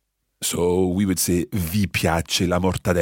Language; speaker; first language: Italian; non-native, fluent; English